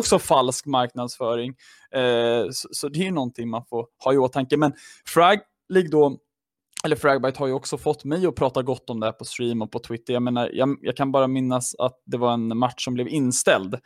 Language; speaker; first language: Swedish; native; Swedish